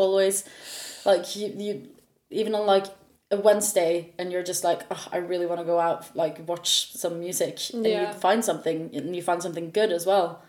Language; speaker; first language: English; non-native, fluent; Norwegian